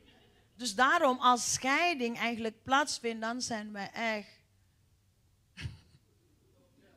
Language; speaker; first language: Dutch; non-native, fluent; Indonesian